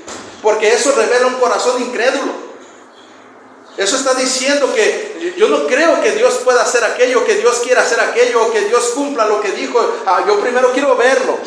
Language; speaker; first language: Spanish; native; Spanish